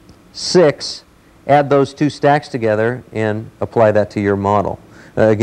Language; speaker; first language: English; native; English